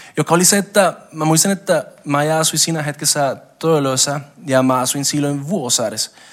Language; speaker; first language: Finnish; non-native, fluent; Spanish